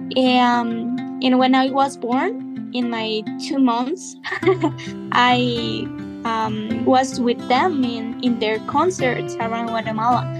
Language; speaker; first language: English; non-native, fluent; Spanish